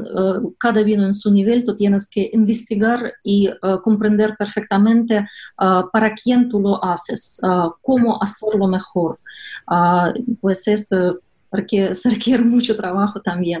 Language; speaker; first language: Spanish; non-native, fluent; Russian